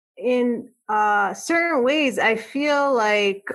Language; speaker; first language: English; native; English